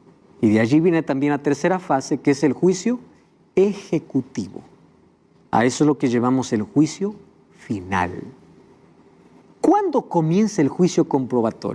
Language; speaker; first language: Spanish; native; Spanish